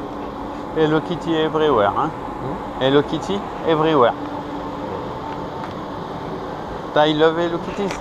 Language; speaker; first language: English; non-native, fluent; French